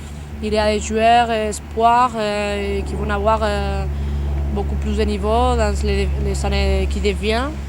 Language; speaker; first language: French; non-native, fluent; Spanish